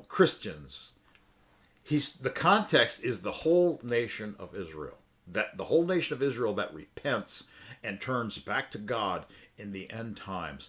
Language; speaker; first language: English; native; English